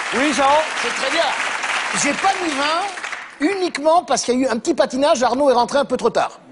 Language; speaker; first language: French; native; French